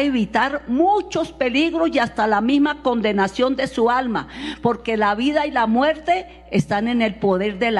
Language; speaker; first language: Spanish; native; Spanish